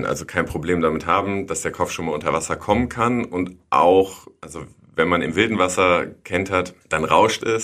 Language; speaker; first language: German; native; German